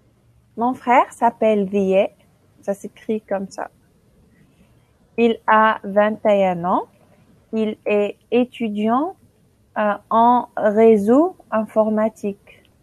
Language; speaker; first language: French; non-native, local second language; Arabic